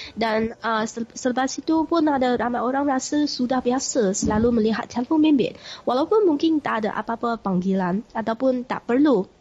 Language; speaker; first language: Malay; non-native, learner; Chinese